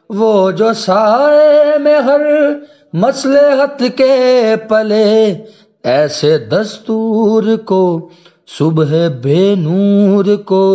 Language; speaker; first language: Urdu; non-native, local second language; Punjabi